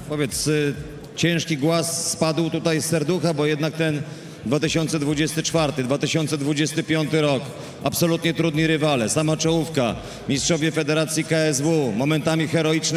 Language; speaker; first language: Polish; native; Polish